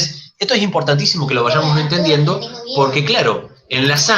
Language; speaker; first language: Spanish; native; Spanish